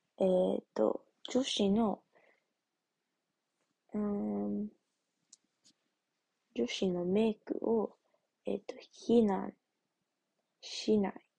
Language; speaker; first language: Japanese; non-native, learner; English